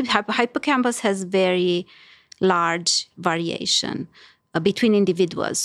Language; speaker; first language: English; non-native, fluent; Romanian